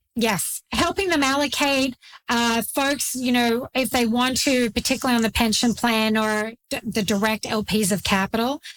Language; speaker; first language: English; native; English